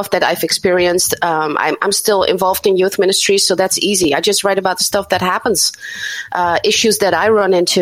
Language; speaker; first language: English; non-native, fluent; Dutch